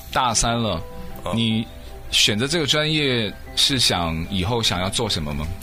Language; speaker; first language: Chinese; native; Chinese